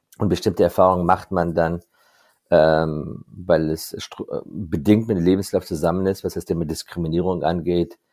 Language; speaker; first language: German; non-native, fluent; Persian